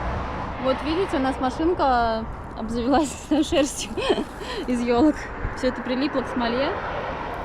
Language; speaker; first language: Russian; native; Russian